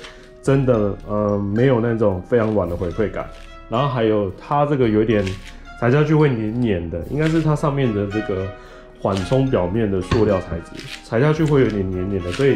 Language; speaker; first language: Chinese; native; Chinese